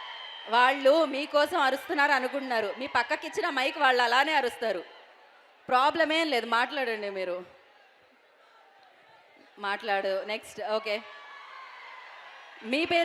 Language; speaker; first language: Telugu; native; Telugu